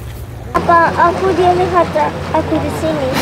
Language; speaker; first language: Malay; early bilingual, heritage; Spanish